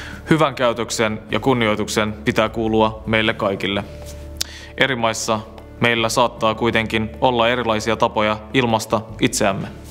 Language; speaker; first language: Finnish; non-native, fluent; Turkish